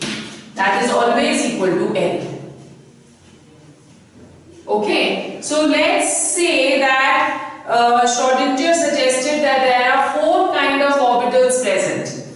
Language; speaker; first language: English; non-native, local second language; Hindi